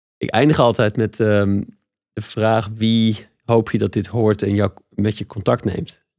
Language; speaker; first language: Dutch; native; Dutch